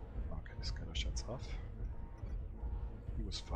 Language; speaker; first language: English; non-native, fluent; French